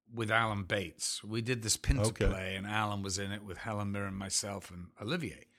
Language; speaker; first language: English; native; English